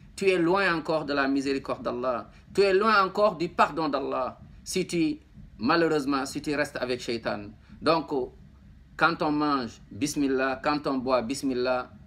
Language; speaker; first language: French; non-native, local second language; Wolof